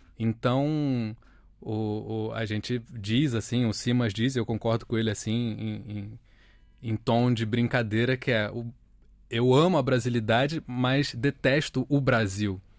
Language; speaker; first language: Portuguese; native; Portuguese